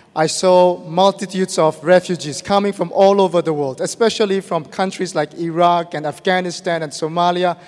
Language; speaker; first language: English; non-native, fluent; Burmese